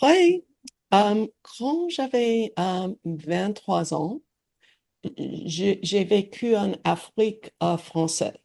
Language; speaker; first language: French; non-native, learner; English